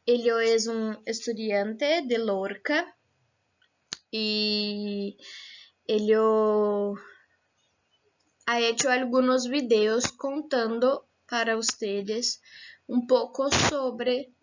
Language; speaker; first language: Spanish; non-native, fluent; Portuguese